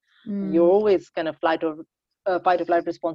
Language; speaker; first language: English; non-native, local second language; Hindi